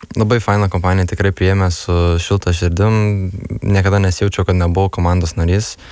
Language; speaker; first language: Lithuanian; early bilingual, heritage; Lithuanian